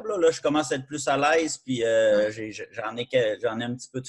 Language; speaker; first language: French; native; French